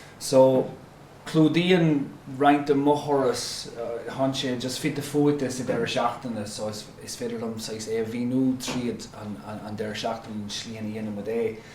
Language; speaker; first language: Irish; non-native, local second language; English